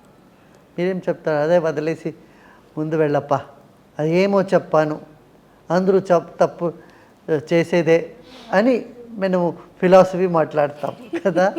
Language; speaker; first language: Telugu; non-native, local second language; Tamil